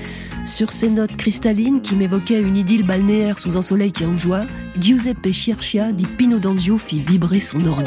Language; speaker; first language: French; native; French